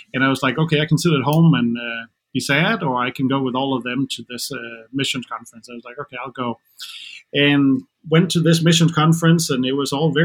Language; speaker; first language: English; non-native, fluent; Danish